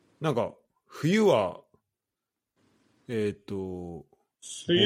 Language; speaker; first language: Japanese; native; Japanese